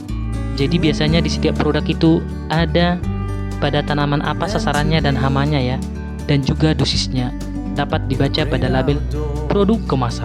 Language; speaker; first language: Indonesian; native; Indonesian